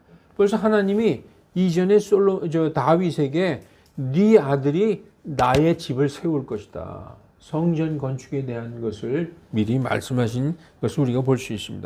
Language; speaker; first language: Korean; native; Korean